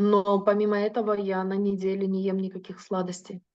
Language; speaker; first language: Russian; native; Russian